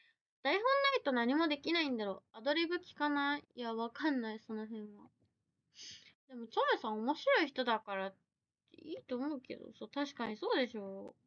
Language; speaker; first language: Japanese; native; Japanese